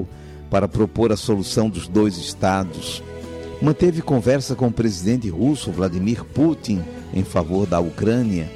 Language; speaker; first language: Portuguese; native; Portuguese